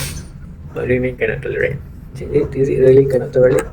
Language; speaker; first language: English; non-native, local second language; Malay